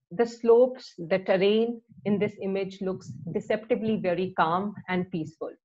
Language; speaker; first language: English; non-native, local second language; Hindi